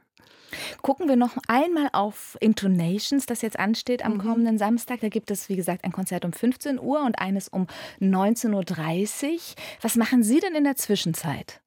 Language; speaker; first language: German; native; German